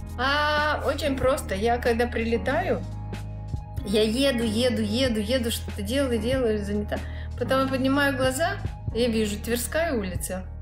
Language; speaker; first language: Russian; non-native, local second language; Lithuanian